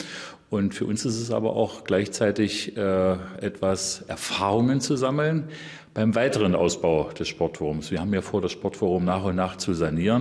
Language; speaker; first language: German; native; German